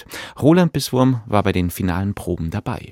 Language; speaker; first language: German; native; German